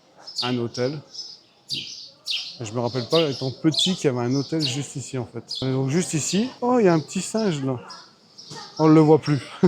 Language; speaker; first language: French; native; French